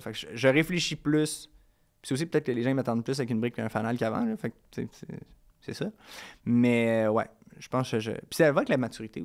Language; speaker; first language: French; native; French